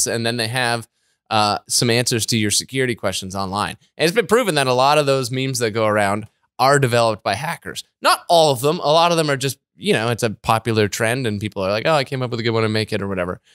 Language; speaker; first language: English; native; English